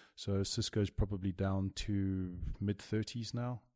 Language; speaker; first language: English; native; English